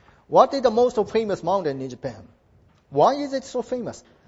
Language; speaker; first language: English; non-native, fluent; Japanese